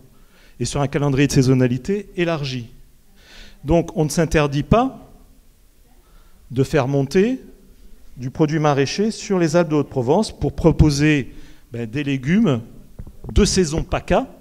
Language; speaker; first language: French; native; French